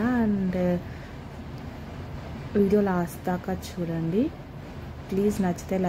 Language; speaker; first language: Telugu; native; Telugu